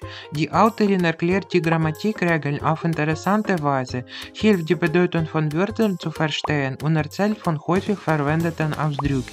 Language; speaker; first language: German; non-native, learner; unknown